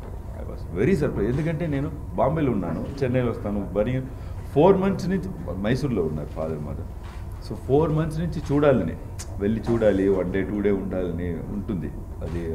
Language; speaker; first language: Telugu; non-native, learner; Tamil